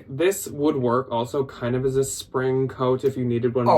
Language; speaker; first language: English; native; English